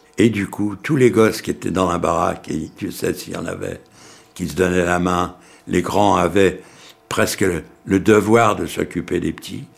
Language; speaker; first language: French; early bilingual, other home language; Yiddish